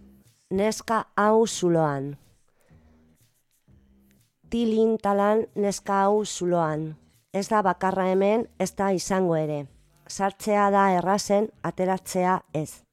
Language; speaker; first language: Basque; non-native, local second language; Spanish